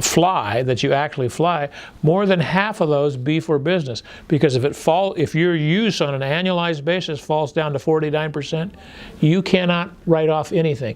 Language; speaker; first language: English; native; English